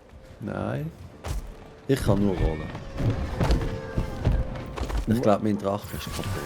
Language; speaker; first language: German; native; German